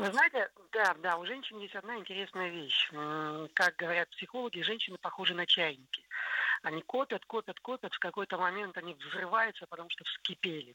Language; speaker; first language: Russian; native; Russian